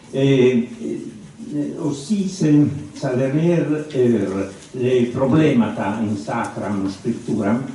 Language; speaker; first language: French; non-native, fluent; Italian